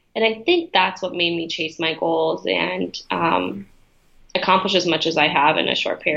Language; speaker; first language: English; early bilingual, other home language; Russian